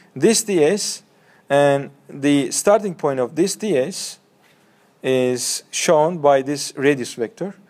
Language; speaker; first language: English; non-native, fluent; Turkish